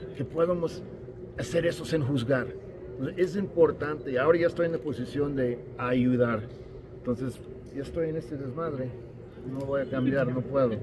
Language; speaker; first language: Spanish; non-native, fluent; English